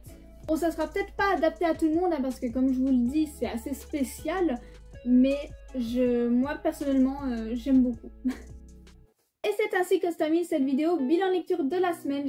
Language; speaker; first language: French; native; French